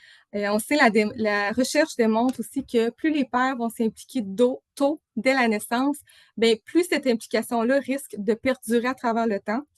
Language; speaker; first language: French; native; French